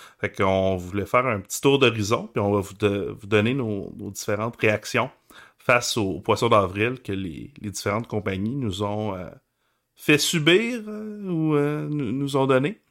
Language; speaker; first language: French; native; French